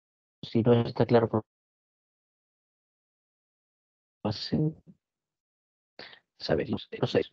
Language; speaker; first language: Spanish; native; Spanish